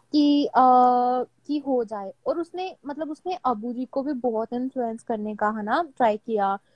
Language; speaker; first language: Hindi; native; Hindi